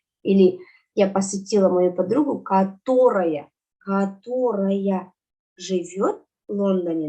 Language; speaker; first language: Russian; non-native, local second language; Kazakh